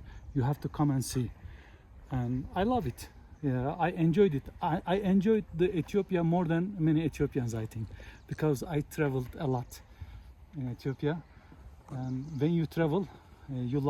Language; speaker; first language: English; non-native, fluent; Turkish